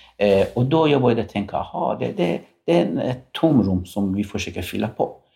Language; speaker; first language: Swedish; non-native, fluent; Persian